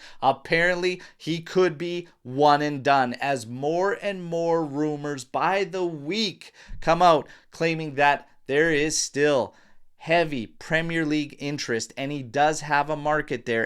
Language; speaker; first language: English; native; English